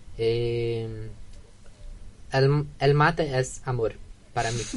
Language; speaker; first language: Spanish; non-native, learner; Portuguese